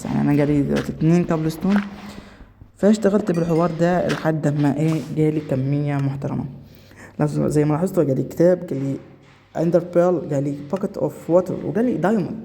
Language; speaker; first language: Arabic; native; Arabic